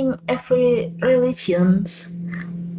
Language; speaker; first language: English; non-native, learner; Indonesian